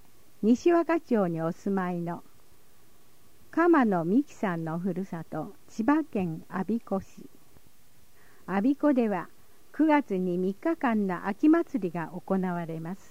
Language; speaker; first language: Japanese; native; Japanese